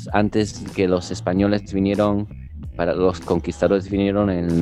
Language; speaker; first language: Spanish; early bilingual, heritage; English